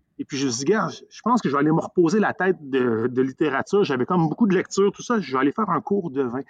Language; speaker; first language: French; native; French